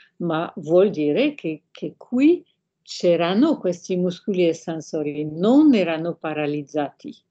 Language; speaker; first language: Italian; non-native, fluent; French